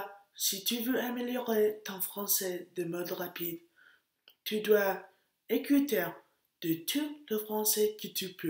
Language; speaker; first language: French; non-native, learner; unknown